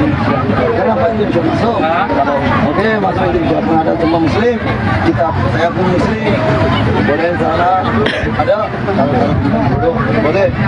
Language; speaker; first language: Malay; non-native, learner; Rohingya